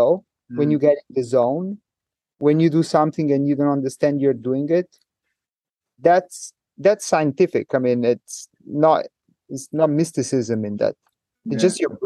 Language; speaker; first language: English; non-native, fluent; Italian